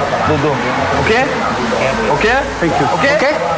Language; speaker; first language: English; non-native, learner; French